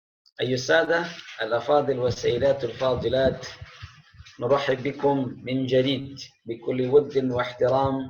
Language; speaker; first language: Arabic; non-native, fluent; Indonesian